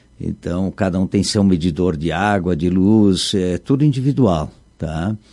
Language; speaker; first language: Portuguese; native; Portuguese